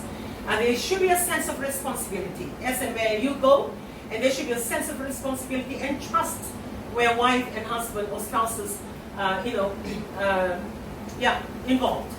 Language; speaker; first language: English; non-native, local second language; Filipino